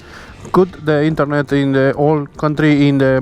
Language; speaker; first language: English; non-native, learner; Spanish